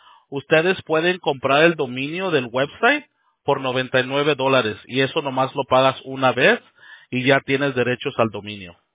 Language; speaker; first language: Spanish; early bilingual, heritage; Spanish